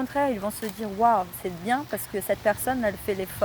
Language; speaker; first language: French; non-native, fluent; Portuguese